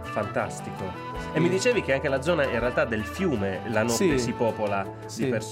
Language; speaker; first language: Italian; native; Italian